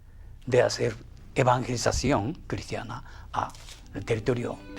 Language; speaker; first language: Spanish; non-native, fluent; Japanese